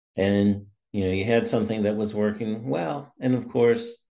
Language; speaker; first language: English; native; English